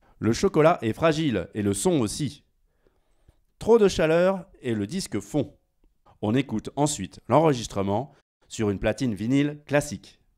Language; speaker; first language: French; native; French